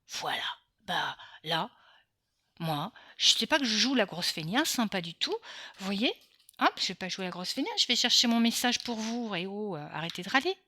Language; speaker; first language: French; early bilingual, other home language; Portuguese